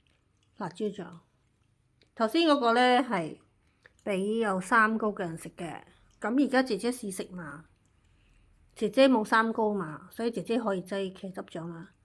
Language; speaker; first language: Cantonese; native; Cantonese